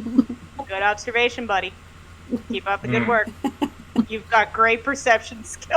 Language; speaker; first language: English; native; English